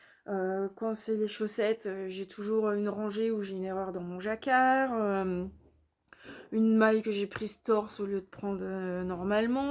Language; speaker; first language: French; native; French